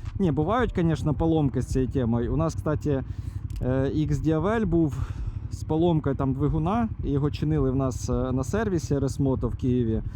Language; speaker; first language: Ukrainian; non-native, local second language; Russian